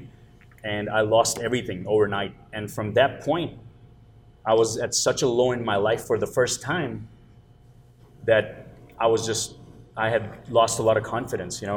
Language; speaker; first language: English; non-native, local second language; Gujarati